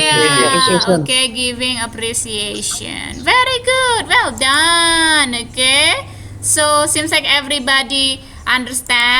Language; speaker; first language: English; non-native, fluent; Indonesian